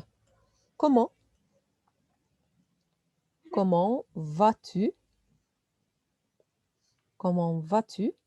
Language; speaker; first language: French; non-native, fluent; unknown